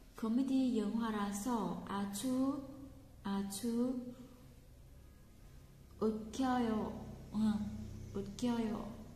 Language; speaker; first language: Korean; non-native, fluent; Vietnamese